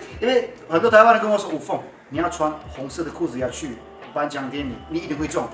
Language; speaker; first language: Chinese; non-native, fluent; Turkish